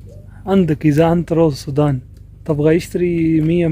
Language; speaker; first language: Arabic; non-native, learner; Urdu